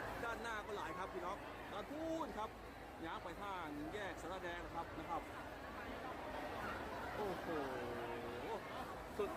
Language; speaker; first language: Thai; native; Thai